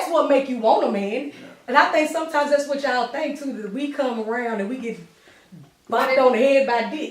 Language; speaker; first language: English; native; English